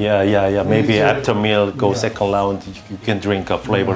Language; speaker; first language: English; non-native, learner; Korean